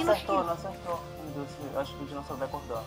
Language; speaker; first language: Portuguese; native; Portuguese